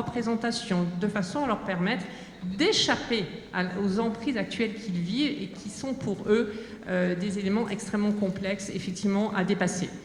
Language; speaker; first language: French; native; French